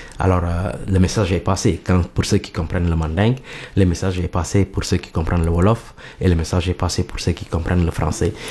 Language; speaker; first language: French; non-native, local second language; Mandingo